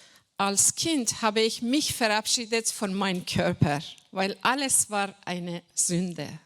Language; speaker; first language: German; non-native, fluent; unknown